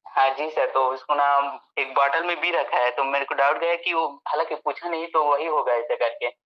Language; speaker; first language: Hindi; native; Hindi